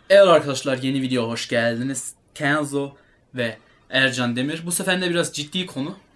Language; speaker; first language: Turkish; early bilingual, heritage; Turkish